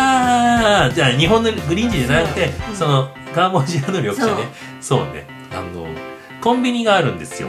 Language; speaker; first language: Japanese; native; Japanese